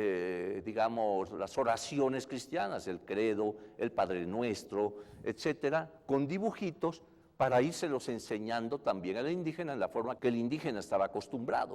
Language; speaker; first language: Spanish; native; Spanish